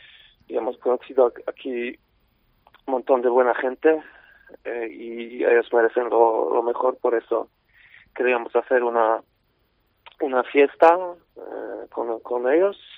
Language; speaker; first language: Spanish; non-native, fluent; Polish